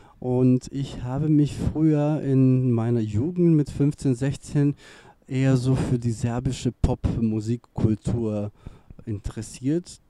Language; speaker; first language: German; non-native, fluent; Serbian